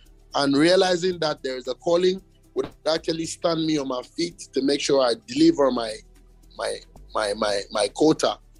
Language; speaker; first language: English; non-native, local second language; Ewe